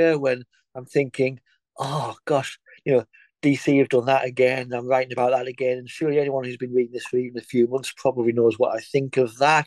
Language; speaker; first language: English; native; English